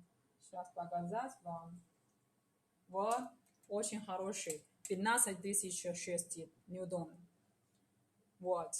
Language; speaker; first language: Russian; non-native, learner; Chinese